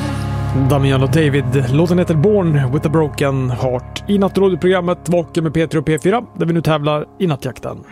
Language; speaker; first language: Swedish; native; Swedish